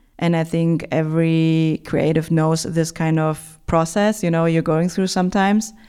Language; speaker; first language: English; non-native, fluent; German